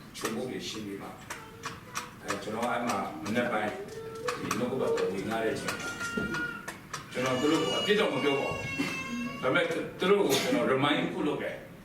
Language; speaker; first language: Burmese; non-native, local second language; Kachin